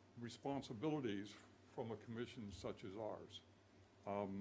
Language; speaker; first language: English; native; English